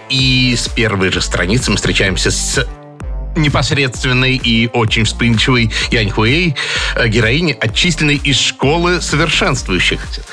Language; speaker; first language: Russian; native; Russian